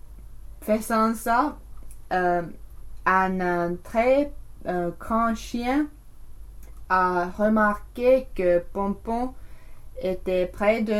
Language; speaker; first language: French; non-native, learner; English